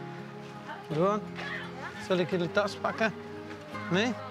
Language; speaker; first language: Dutch; non-native, learner; Persian